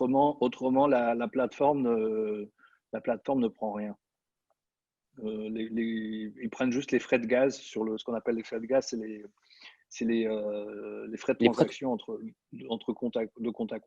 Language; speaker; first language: French; native; French